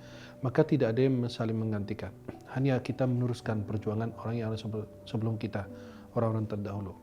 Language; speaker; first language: Indonesian; non-native, fluent; Arabic